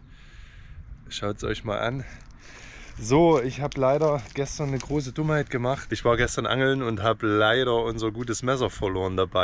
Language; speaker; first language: German; native; German